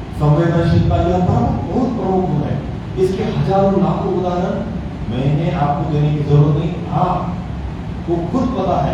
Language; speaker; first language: Hindi; non-native, local second language; Marathi